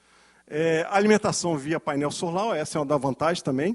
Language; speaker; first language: Portuguese; native; Portuguese